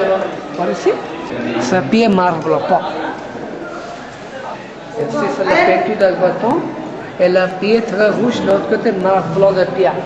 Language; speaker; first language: French; non-native, learner; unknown